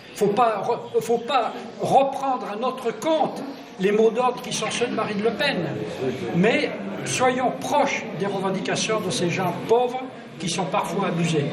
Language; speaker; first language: French; native; French